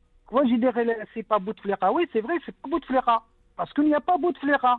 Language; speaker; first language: French; non-native, local second language; Arabic